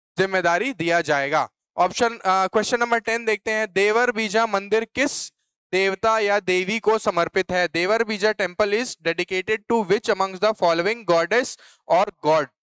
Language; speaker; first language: Hindi; native; Hindi